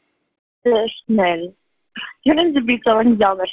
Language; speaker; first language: German; non-native, learner; Estonian